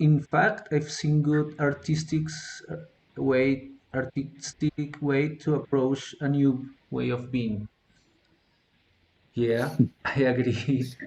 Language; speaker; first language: English; non-native, fluent; Spanish